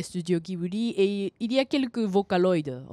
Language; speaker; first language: French; non-native, fluent; Japanese